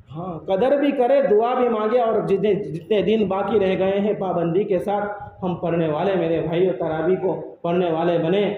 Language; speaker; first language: Urdu; non-native, local second language; Gujarati